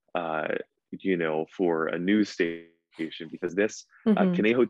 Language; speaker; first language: English; native; English